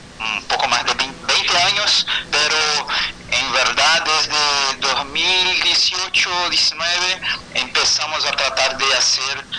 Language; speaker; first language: Spanish; non-native, fluent; Portuguese